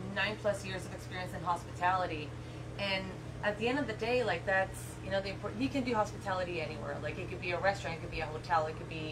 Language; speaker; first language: English; non-native, fluent; Spanish